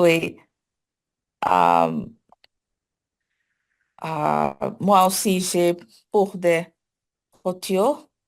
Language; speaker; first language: French; non-native, learner; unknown